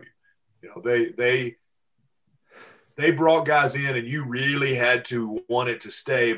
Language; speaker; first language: English; native; English